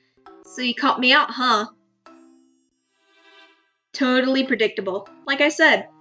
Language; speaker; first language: English; native; English